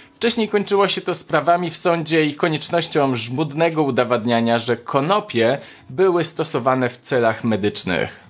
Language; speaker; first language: Polish; native; Polish